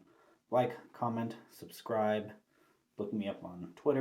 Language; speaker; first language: English; native; English